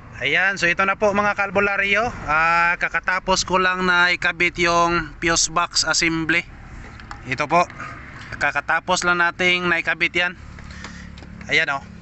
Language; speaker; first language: Filipino; non-native, local second language; Cebuano